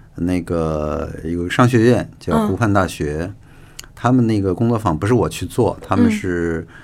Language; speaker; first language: Chinese; native; Chinese